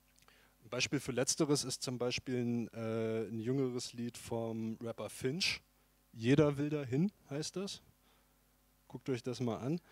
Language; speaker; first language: German; native; German